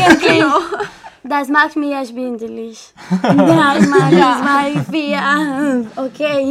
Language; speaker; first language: German; non-native, learner; Spanish